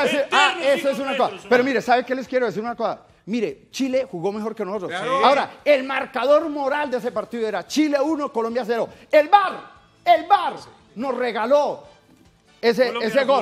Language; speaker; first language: Spanish; native; Spanish